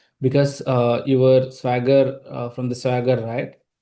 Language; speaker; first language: English; non-native, local second language; Telugu